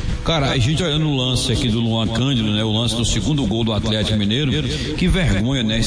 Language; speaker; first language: Portuguese; native; Portuguese